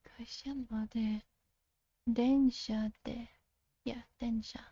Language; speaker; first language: Japanese; non-native, learner; English